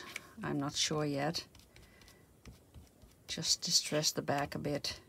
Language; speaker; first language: English; non-native, fluent; Dutch